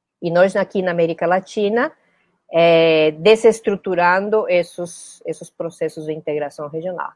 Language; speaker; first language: Portuguese; non-native, fluent; Spanish